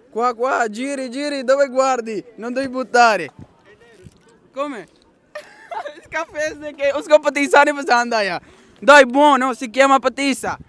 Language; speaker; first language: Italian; non-native, learner; Urdu